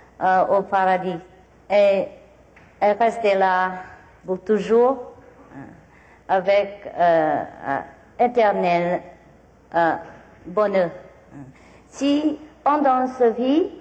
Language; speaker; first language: French; non-native, learner; Vietnamese